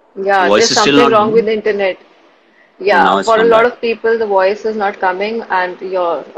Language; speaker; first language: English; non-native, local second language; Hindi